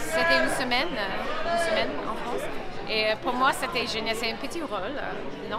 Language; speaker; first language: French; non-native, fluent; English